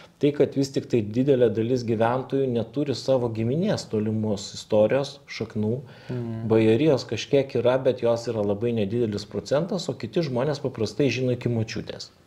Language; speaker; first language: Lithuanian; native; Lithuanian